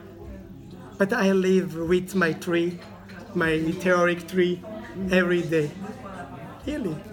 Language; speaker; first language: English; non-native, learner; Italian